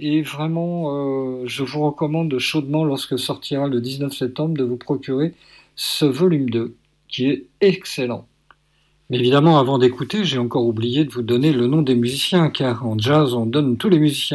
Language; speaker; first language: French; native; French